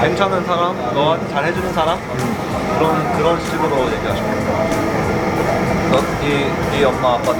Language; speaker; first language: Korean; early bilingual, heritage; Korean